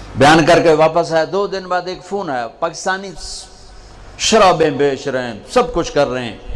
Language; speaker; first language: Urdu; non-native, local second language; Punjabi